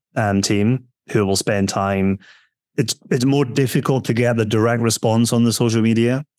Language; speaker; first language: English; native; English